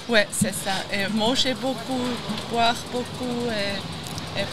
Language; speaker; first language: French; non-native, learner; German